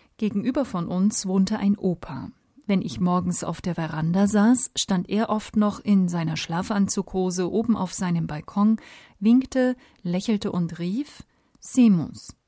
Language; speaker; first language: German; native; German